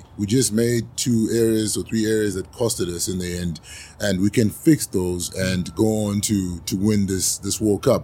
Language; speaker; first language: English; non-native, local second language; Shona